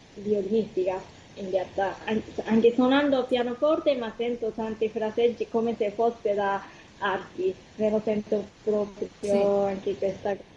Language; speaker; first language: Italian; non-native, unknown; Japanese